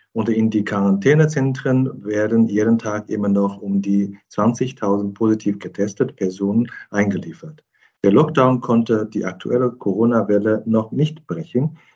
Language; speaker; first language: German; non-native, fluent; Chinese